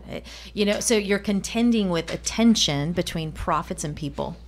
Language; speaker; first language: English; non-native, fluent; Spanish